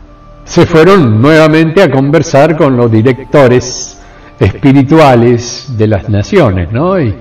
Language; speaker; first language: Spanish; native; Spanish